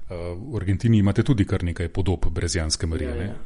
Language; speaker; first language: Slovenian; native; Slovenian